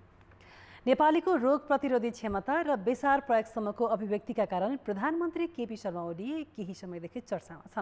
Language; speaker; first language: Nepali; native; Nepali